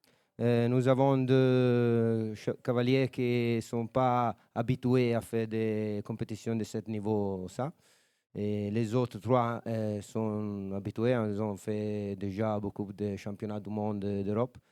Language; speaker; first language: French; non-native, learner; Italian